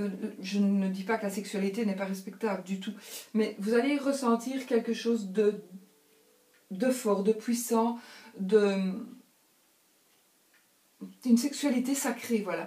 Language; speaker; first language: French; native; French